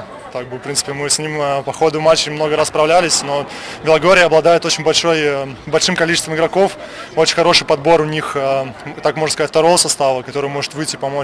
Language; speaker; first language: Russian; native; Russian